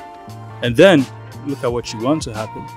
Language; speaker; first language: English; native; English